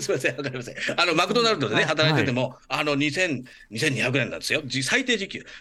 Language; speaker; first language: Japanese; native; Japanese